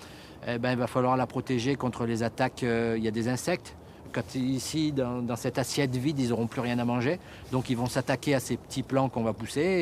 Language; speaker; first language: French; native; French